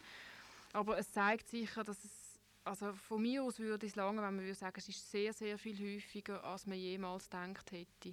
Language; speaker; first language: German; native; German